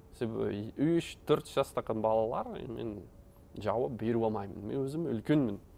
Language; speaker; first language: Kazakh; non-native, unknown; Dutch